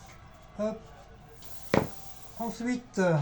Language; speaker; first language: French; native; French